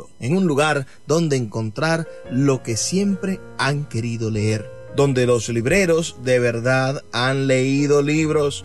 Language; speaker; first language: Spanish; native; Spanish